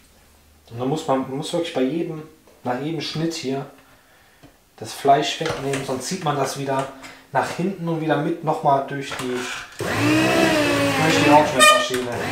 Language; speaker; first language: German; native; German